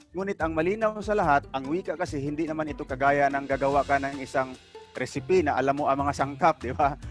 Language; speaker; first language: Filipino; non-native, local second language; Cebuano